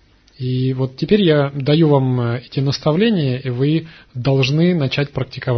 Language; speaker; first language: Russian; native; Russian